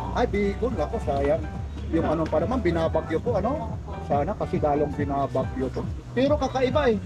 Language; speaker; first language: Filipino; non-native, local second language; Waray